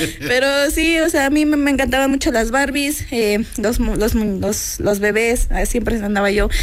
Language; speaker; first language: Spanish; early bilingual, heritage; Spanish